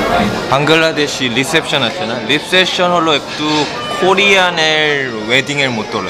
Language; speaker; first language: Bangla; non-native, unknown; Korean